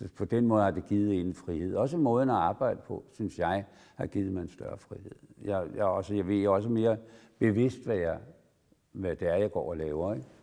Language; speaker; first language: Danish; native; Danish